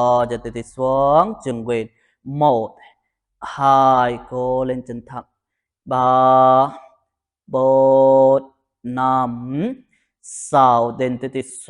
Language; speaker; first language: Vietnamese; non-native, learner; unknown